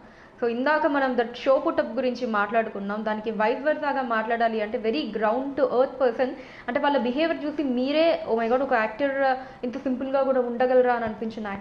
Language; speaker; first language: Telugu; native; Telugu